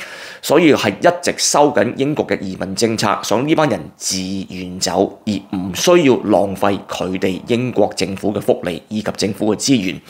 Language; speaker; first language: Cantonese; native; Cantonese